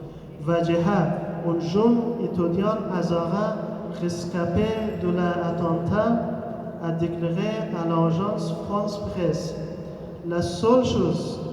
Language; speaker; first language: French; non-native, learner; Persian